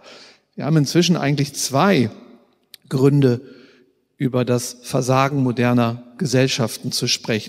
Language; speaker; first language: German; native; German